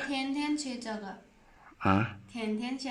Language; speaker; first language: Chinese; non-native, learner; Nepali